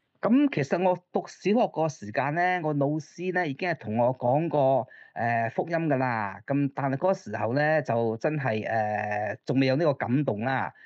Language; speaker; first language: Cantonese; early bilingual, other home language; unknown